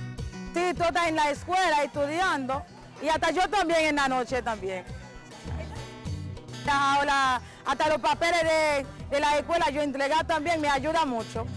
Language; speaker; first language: Spanish; non-native, learner; Haitian Creole